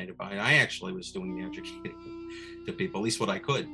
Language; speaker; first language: English; native; English